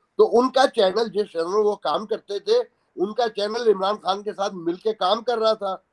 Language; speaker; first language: Urdu; native; Urdu